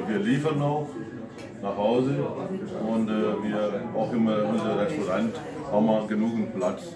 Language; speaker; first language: German; non-native, fluent; Punjabi